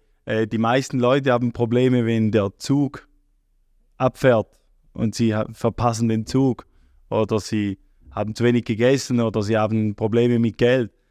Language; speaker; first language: German; native; German